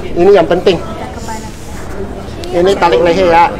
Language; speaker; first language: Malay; non-native, local second language; Cantonese